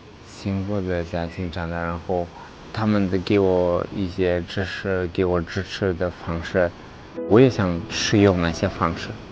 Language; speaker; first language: Chinese; non-native, fluent; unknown